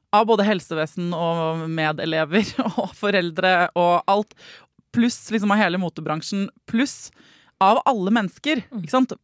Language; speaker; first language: Norwegian; native; Norwegian